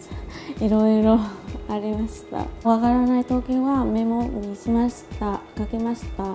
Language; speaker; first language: Japanese; non-native, learner; Vietnamese